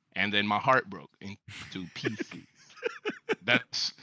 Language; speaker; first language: English; early bilingual, other home language; Spanish